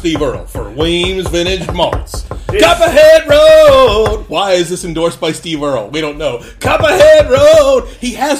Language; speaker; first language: English; native; English